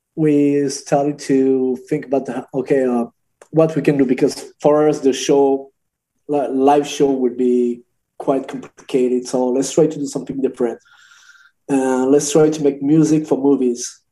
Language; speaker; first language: English; non-native, learner; French